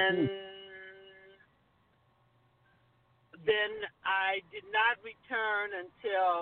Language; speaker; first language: English; native; English